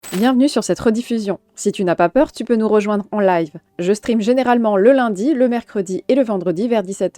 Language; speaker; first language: French; native; French